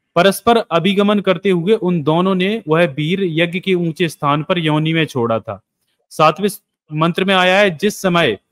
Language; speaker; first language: Hindi; native; Hindi